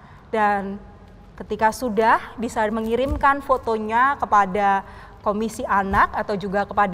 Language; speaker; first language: Indonesian; native; Indonesian